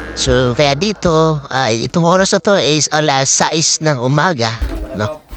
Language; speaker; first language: Filipino; native; Filipino